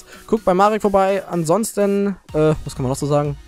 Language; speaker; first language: German; native; German